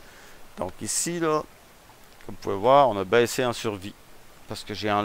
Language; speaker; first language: French; native; French